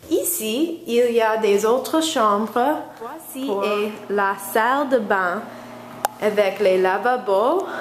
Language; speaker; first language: French; non-native, learner; English